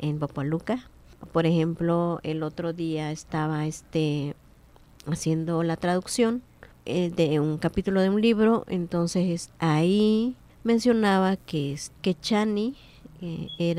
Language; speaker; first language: Spanish; non-native, local second language; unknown